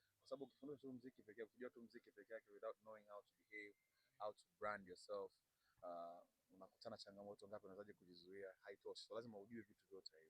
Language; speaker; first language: Swahili; native; Swahili